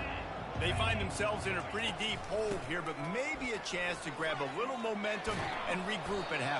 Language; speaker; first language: English; native; English